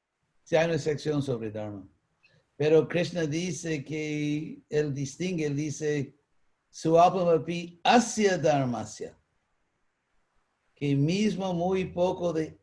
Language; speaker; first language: Spanish; non-native, fluent; English